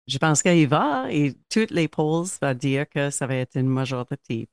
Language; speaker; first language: French; non-native, local second language; English